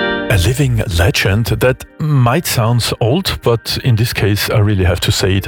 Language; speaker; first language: English; non-native, fluent; German